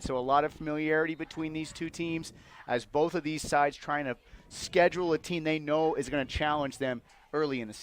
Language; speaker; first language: English; native; English